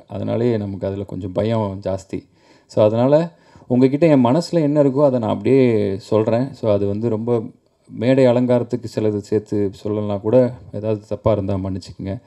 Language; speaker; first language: Tamil; native; Tamil